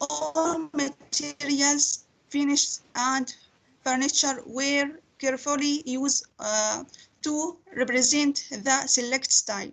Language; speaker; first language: English; non-native, learner; Arabic